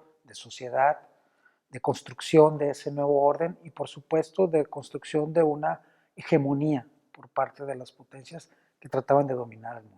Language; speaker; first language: Spanish; native; Spanish